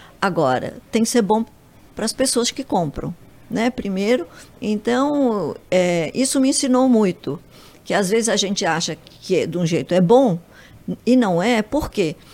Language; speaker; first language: Portuguese; early bilingual, other home language; Japanese